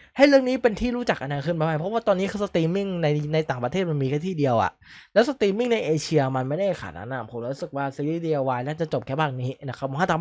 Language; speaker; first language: Thai; native; Thai